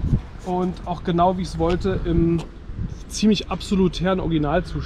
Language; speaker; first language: German; native; German